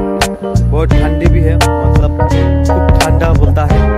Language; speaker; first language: Hindi; non-native, local second language; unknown